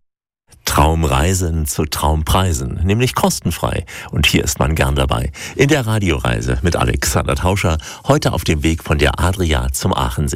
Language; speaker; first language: German; native; German